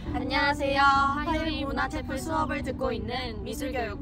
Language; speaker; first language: Korean; native; Korean